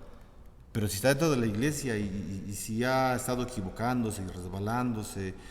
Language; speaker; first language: Spanish; native; Spanish